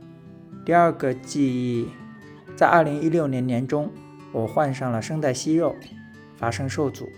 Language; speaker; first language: Chinese; native; Chinese